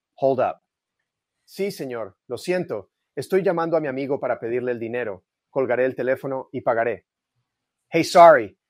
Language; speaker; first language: Spanish; non-native, learner; English